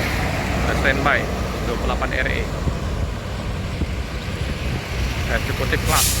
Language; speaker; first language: Indonesian; native; Indonesian